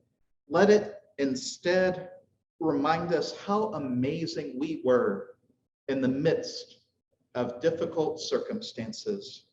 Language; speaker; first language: English; native; English